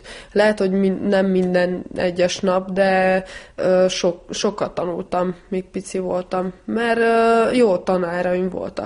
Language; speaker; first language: Hungarian; non-native, fluent; Serbian